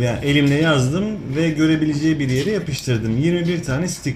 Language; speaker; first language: Turkish; native; Turkish